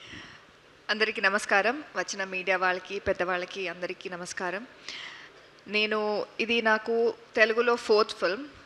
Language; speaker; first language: Telugu; non-native, learner; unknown